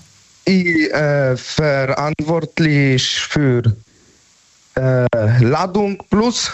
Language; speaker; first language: German; non-native, learner; Polish